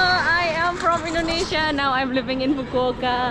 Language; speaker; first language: English; non-native, local second language; Indonesian